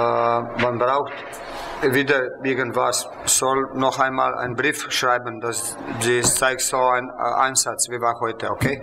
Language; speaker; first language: German; non-native, fluent; Slovenian